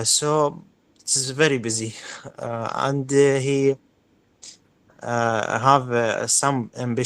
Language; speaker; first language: English; non-native, learner; Arabic